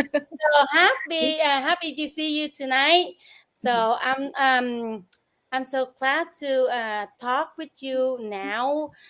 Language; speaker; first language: English; non-native, learner; Vietnamese